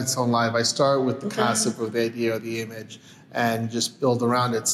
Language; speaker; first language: English; early bilingual, other home language; Spanish